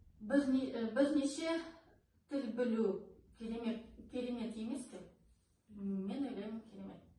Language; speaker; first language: Kazakh; non-native, local second language; Russian